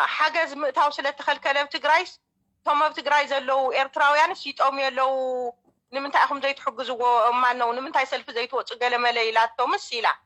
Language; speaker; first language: Tigrinya; native; Tigrinya